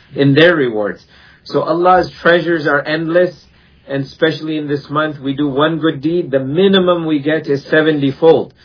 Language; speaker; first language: English; native; English